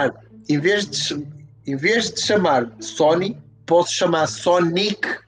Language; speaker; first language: Portuguese; native; Portuguese